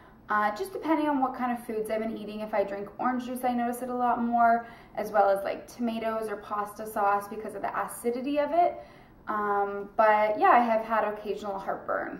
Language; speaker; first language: English; native; English